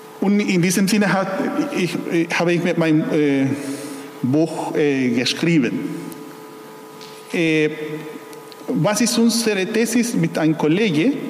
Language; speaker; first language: German; non-native, fluent; Spanish